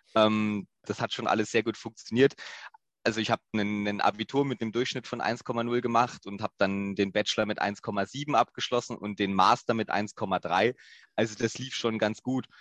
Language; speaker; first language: German; native; German